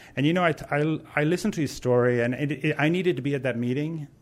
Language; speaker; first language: English; native; English